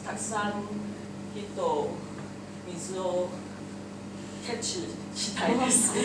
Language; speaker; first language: Japanese; non-native, learner; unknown